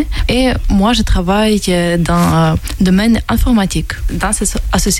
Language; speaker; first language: French; non-native, fluent; Ukrainian